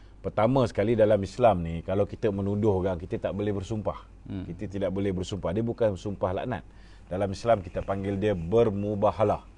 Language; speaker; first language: Malay; native; Malay